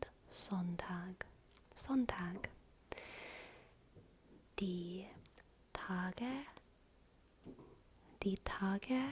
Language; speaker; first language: German; non-native, learner; English